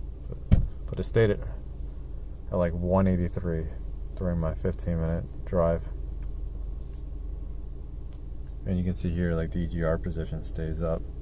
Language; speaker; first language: English; native; English